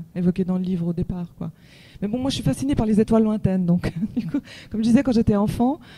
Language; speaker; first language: French; native; French